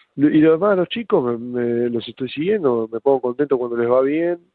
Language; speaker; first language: Spanish; native; Spanish